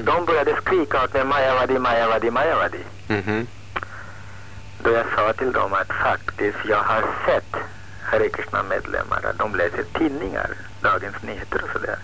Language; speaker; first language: Swedish; non-native, fluent; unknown